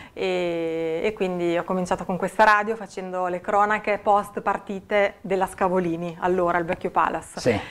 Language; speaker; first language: Italian; native; Italian